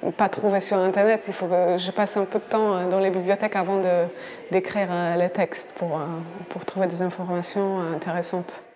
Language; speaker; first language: French; non-native, fluent; Polish